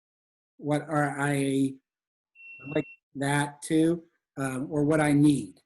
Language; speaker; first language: English; native; English